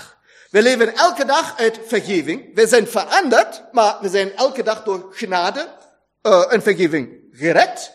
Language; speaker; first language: Dutch; non-native, fluent; German